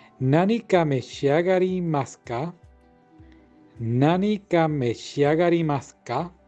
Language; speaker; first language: Japanese; non-native, learner; English